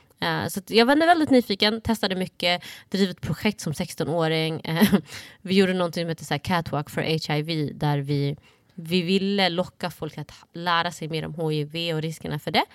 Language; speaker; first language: Swedish; early bilingual, other home language; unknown